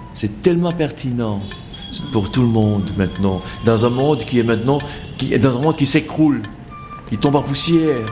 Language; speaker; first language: French; non-native, fluent; Bangla